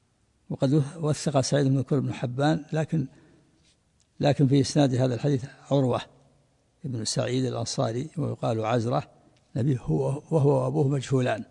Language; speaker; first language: Arabic; native; Arabic